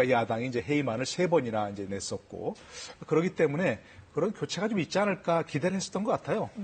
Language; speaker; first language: Korean; native; Korean